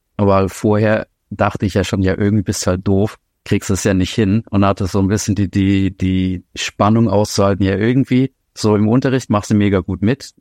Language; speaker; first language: German; native; German